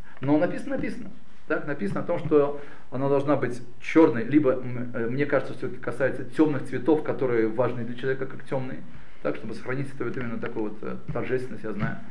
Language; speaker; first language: Russian; early bilingual, heritage; Russian